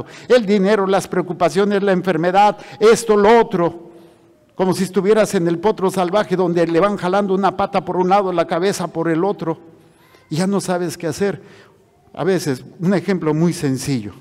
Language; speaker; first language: Spanish; native; Spanish